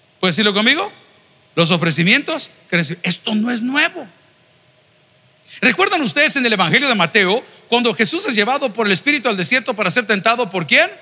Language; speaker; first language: Spanish; native; Spanish